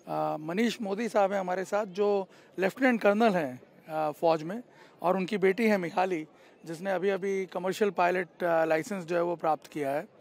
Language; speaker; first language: Hindi; native; Hindi